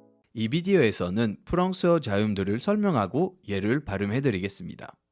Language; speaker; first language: Korean; non-native, fluent; French